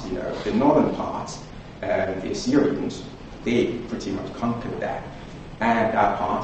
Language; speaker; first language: English; non-native, local second language; Yoruba